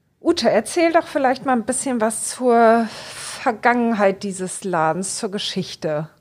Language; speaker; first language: German; native; German